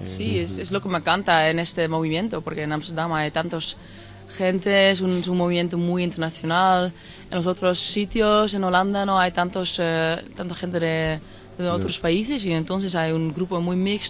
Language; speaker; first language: Spanish; non-native, fluent; Dutch